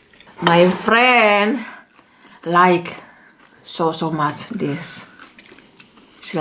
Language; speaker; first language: English; non-native, learner; Indonesian